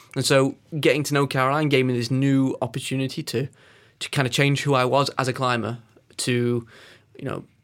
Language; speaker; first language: English; native; English